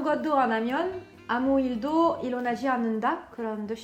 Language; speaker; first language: Korean; non-native, fluent; French